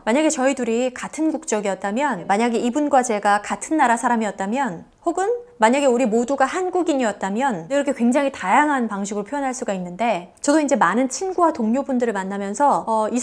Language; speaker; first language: Korean; native; Korean